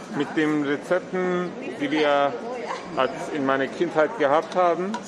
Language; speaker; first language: German; non-native, fluent; Turkish